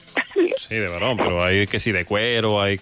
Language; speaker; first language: Spanish; native; Spanish